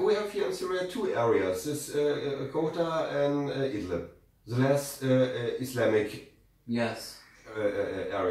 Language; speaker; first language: English; non-native, learner; German